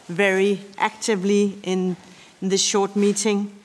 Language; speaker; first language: English; non-native, fluent; Danish